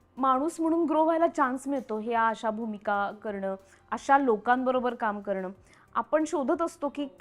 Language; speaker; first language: Marathi; native; Marathi